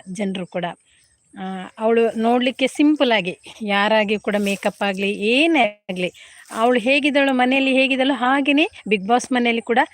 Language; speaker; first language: Kannada; non-native, local second language; Tulu